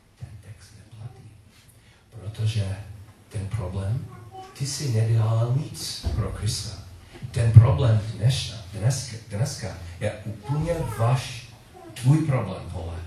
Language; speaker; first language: Czech; non-native, learner; English